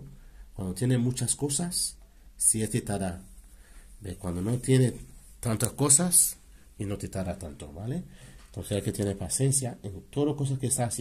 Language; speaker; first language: Spanish; non-native, learner; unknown